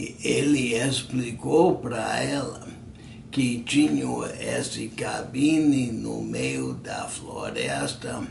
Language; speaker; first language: Portuguese; non-native, fluent; English